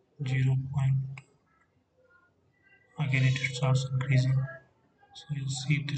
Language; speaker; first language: English; non-native, fluent; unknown